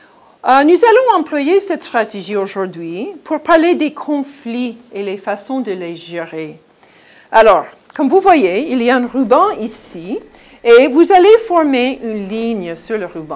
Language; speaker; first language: French; non-native, fluent; English